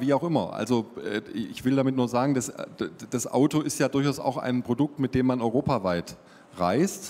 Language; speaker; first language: German; native; German